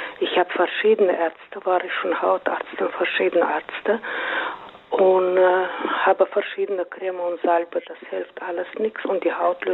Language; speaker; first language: German; non-native, learner; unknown